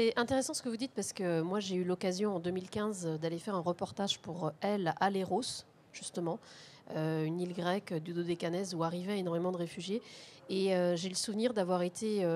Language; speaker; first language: French; native; French